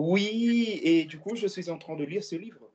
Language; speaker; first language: French; non-native, fluent; Portuguese